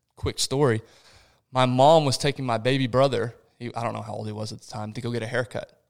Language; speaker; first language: English; early bilingual, other home language; Portuguese